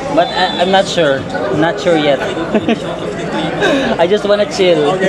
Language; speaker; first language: English; non-native, local second language; Filipino